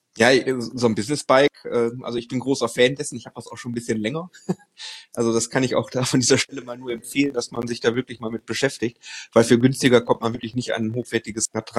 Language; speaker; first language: German; native; German